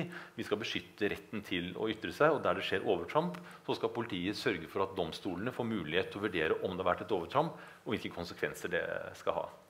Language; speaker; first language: Norwegian; native; Norwegian